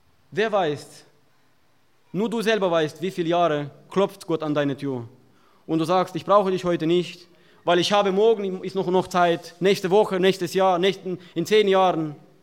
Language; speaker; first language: German; non-native, fluent; Russian